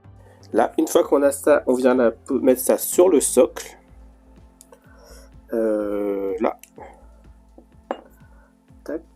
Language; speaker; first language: French; native; French